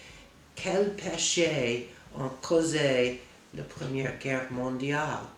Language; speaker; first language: French; non-native, fluent; English